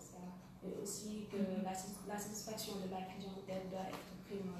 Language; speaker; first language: French; non-native, local second language; Wolof